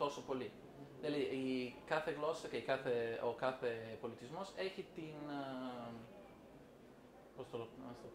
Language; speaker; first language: Greek; non-native, fluent; Italian